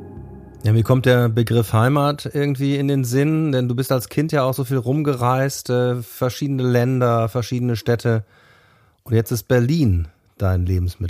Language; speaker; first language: German; native; German